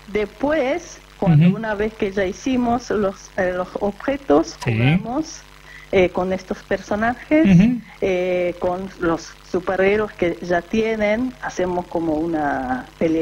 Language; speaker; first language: Spanish; non-native, fluent; Japanese